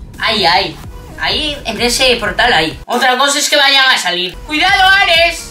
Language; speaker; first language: Spanish; native; Spanish